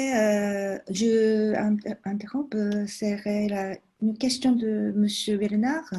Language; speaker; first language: French; non-native, fluent; Japanese